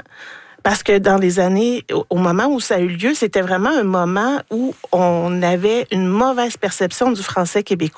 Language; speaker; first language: French; native; French